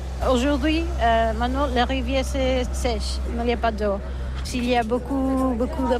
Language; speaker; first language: French; non-native, learner; Catalan